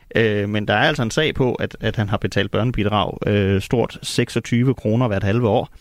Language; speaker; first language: Danish; native; Danish